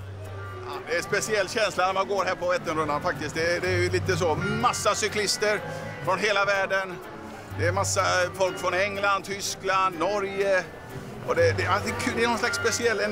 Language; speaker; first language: Swedish; native; Swedish